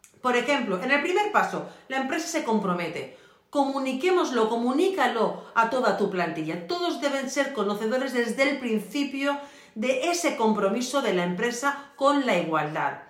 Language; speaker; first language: Spanish; native; Spanish